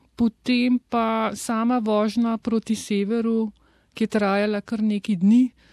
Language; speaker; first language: Slovenian; native; Slovenian